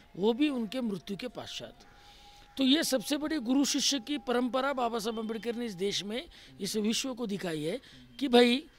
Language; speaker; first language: Hindi; non-native, local second language; Marathi